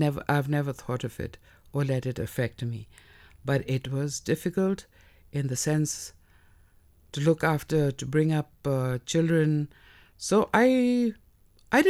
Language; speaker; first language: English; non-native, local second language; Nepali